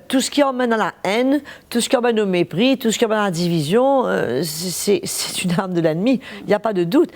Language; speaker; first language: French; non-native, local second language; Morisyen